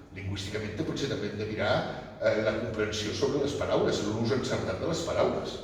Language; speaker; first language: Catalan; non-native, local second language; Spanish